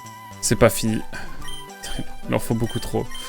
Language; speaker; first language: French; native; French